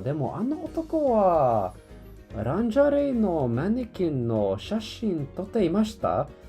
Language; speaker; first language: Japanese; non-native, learner; English